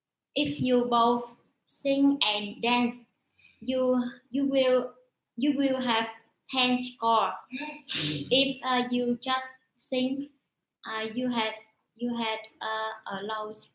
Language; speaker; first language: English; non-native, learner; Vietnamese